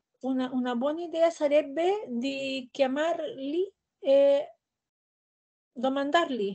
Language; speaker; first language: Italian; non-native, learner; Spanish